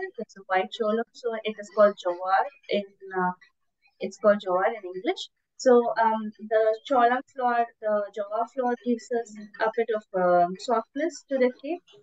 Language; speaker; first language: English; non-native, local second language; Tamil